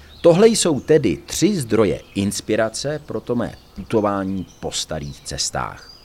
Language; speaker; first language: Czech; native; Czech